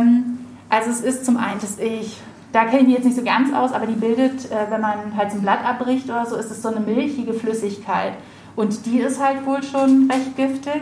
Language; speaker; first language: German; native; German